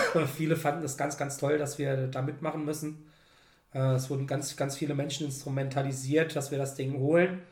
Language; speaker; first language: German; native; German